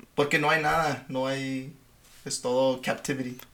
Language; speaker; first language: Spanish; non-native, fluent; English